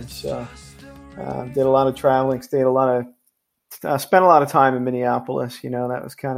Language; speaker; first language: English; native; English